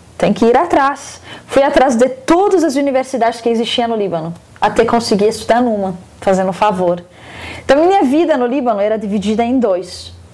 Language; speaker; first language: Portuguese; non-native, fluent; Arabic